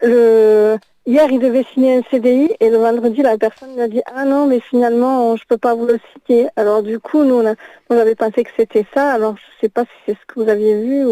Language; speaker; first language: French; native; French